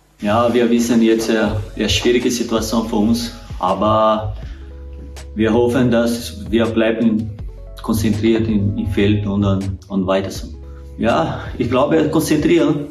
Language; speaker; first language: German; non-native, learner; Portuguese